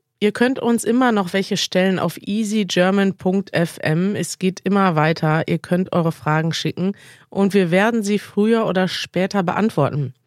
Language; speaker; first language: German; native; German